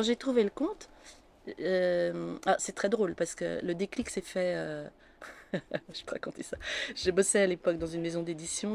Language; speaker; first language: French; native; French